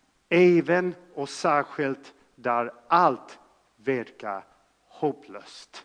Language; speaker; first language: Swedish; non-native, fluent; English